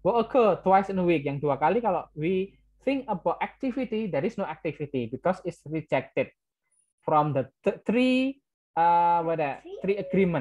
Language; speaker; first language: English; non-native, learner; Indonesian